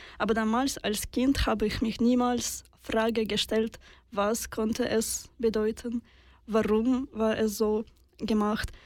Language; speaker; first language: German; non-native, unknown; Russian